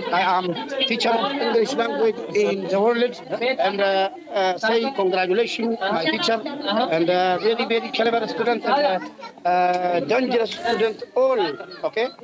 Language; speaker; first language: English; non-native, learner; Oromo